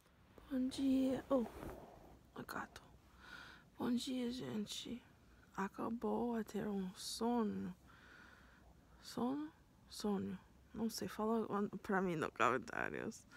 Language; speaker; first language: Portuguese; non-native, learner; English